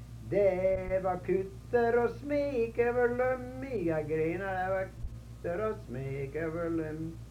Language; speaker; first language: Swedish; native; Swedish